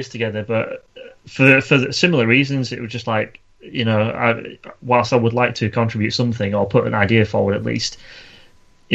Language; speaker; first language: English; native; English